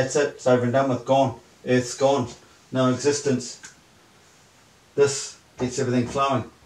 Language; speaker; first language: English; native; English